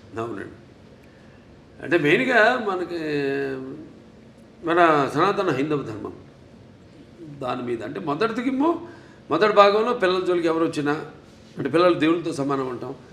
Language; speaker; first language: Telugu; native; Telugu